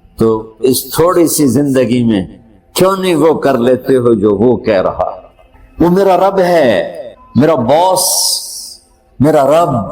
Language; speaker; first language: Urdu; non-native, local second language; Punjabi